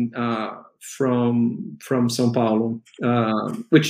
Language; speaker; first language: English; non-native, fluent; Portuguese